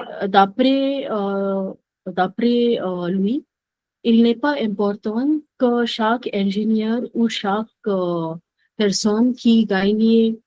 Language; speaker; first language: French; non-native, learner; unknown